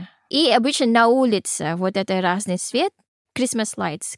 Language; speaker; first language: Russian; non-native, learner; Filipino